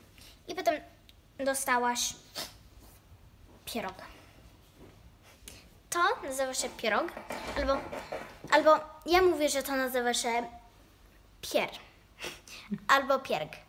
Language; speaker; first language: Polish; early bilingual, heritage; Polish